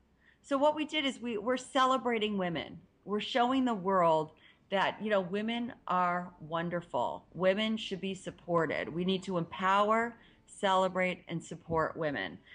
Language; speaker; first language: English; native; English